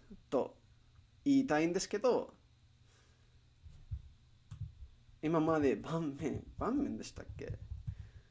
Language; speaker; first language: Japanese; non-native, learner; Spanish